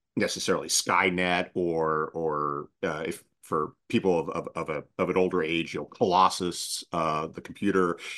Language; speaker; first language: English; native; English